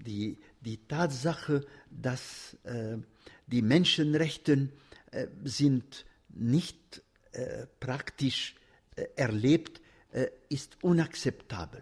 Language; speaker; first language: German; non-native, fluent; Arabic